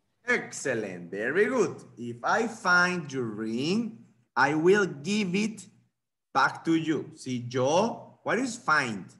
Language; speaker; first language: English; non-native, fluent; Spanish